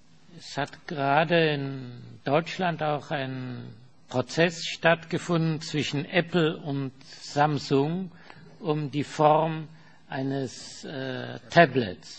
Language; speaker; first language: German; non-native, fluent; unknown